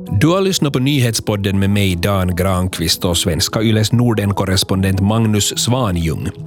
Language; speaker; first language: Swedish; native; Swedish